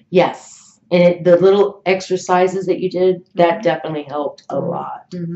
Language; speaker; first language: English; native; English